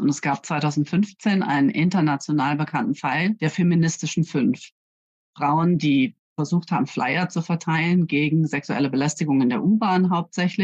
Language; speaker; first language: German; native; German